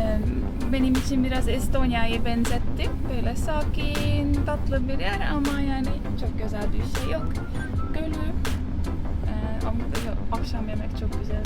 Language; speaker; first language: Turkish; non-native, learner; Estonian